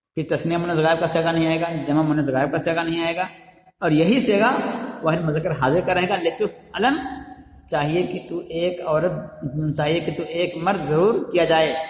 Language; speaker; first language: Urdu; native; Urdu